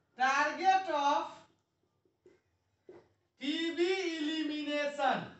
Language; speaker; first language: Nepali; non-native, local second language; Maithili